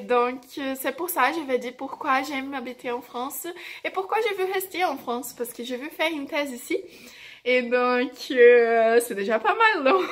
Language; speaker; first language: French; non-native, fluent; Portuguese